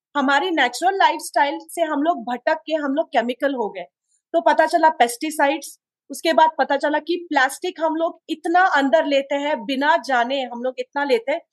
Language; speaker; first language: Hindi; non-native, local second language; Konkani